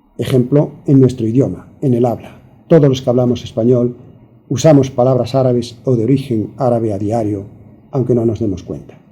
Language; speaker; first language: Spanish; native; Spanish